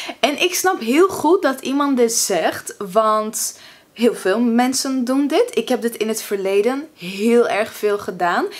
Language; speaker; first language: Dutch; early bilingual, other home language; Russian